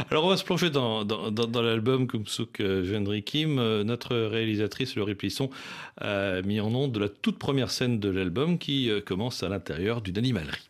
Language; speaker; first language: French; native; French